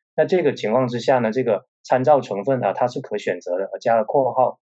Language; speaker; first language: Chinese; non-native, local second language; Min Nan Chinese